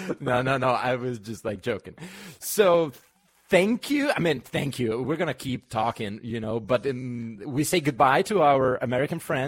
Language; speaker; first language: English; non-native, fluent; Italian